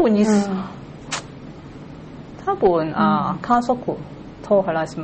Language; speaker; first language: Japanese; non-native, learner; Cantonese